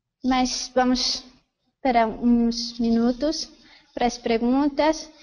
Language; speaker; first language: Portuguese; non-native, fluent; Spanish